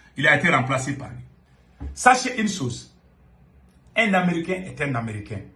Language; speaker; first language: French; non-native, local second language; Bambara